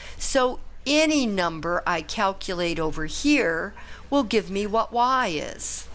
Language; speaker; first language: English; native; English